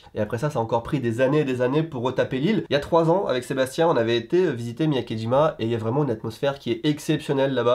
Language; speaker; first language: French; native; French